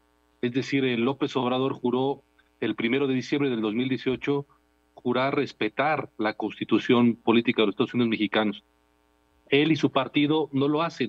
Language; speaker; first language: Spanish; native; Spanish